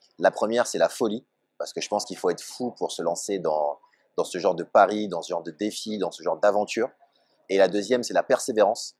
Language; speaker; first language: French; native; French